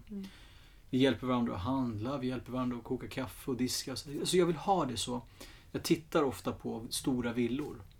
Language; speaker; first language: Swedish; early bilingual, other home language; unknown